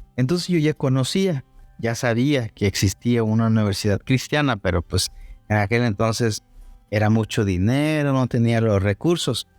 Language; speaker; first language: Spanish; non-native, local second language; Zapotec